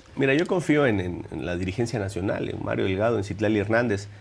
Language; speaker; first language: Spanish; native; Spanish